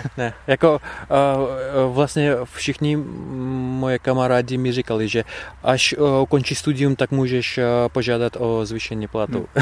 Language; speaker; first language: Czech; non-native, fluent; Russian